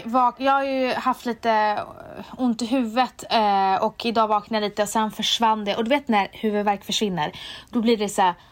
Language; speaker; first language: Swedish; native; Swedish